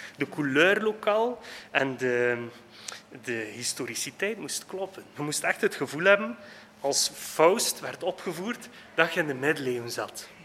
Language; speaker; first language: Dutch; native; Dutch